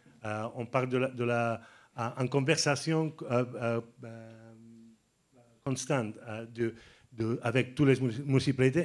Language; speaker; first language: French; non-native, learner; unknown